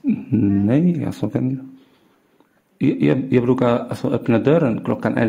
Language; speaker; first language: Swedish; non-native, learner; Arabic